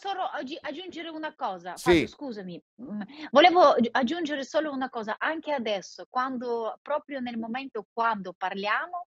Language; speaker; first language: Italian; non-native, fluent; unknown